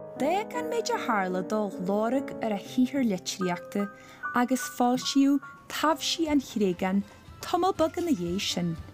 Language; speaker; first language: Irish; native; Irish